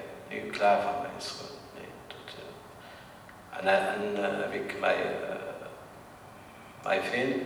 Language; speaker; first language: Dutch; non-native, learner; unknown